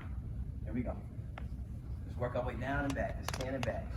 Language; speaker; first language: English; native; English